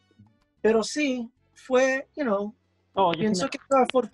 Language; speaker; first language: Spanish; early bilingual, heritage; English